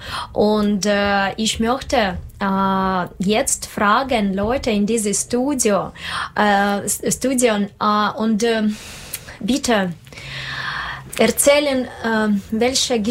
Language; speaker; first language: German; non-native, learner; Russian